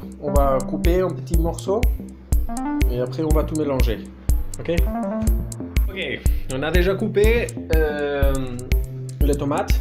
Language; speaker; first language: French; non-native, fluent; Spanish